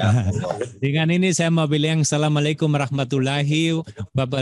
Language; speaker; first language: Indonesian; non-native, fluent; German